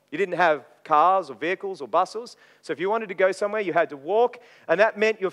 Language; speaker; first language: English; native; English